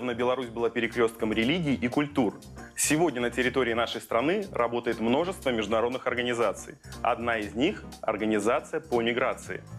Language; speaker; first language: Russian; native; Russian